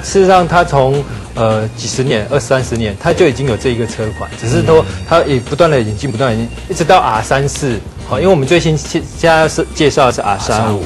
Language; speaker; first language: Chinese; native; Chinese